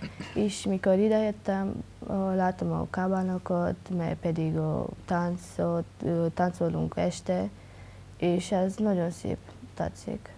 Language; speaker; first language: Hungarian; non-native, local second language; Romanian